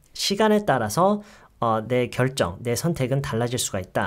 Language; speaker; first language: Korean; native; Korean